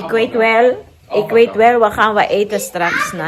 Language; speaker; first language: Dutch; non-native, learner; Filipino